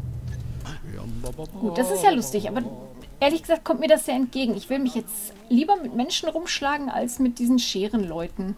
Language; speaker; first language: German; native; German